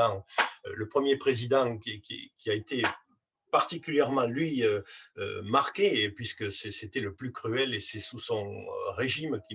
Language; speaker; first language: French; native; French